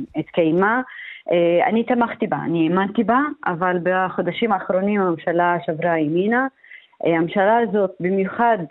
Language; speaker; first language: Hebrew; non-native, local second language; Arabic